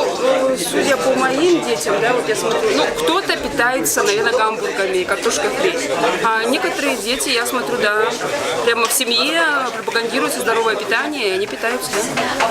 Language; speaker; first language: Russian; native; Russian